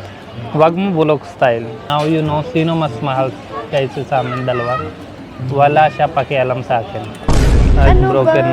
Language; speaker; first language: Filipino; non-native, learner; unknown